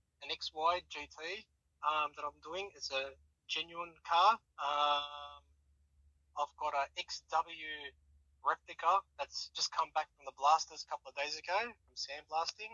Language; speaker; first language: English; native; English